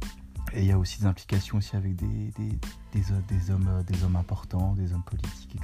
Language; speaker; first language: French; native; French